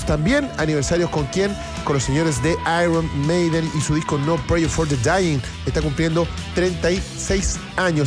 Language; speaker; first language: Spanish; native; Spanish